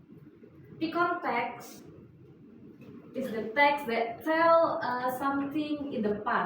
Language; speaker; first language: English; non-native, learner; Indonesian